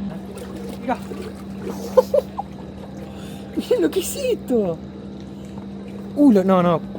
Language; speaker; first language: Spanish; native; Spanish